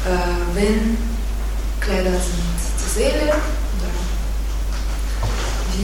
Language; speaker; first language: German; non-native, fluent; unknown